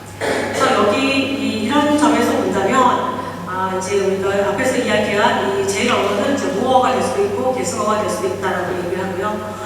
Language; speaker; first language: Korean; native; Korean